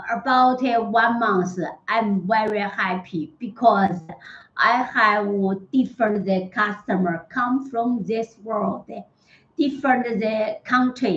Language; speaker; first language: English; non-native, learner; Chinese